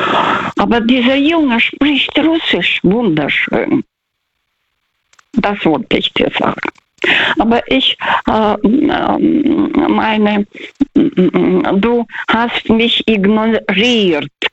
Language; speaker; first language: German; non-native, fluent; Russian